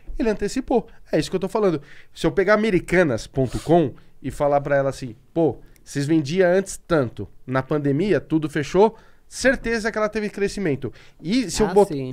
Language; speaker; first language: Portuguese; native; Portuguese